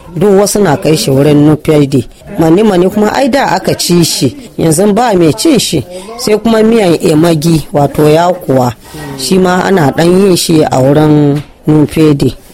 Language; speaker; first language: Hausa; non-native, local second language; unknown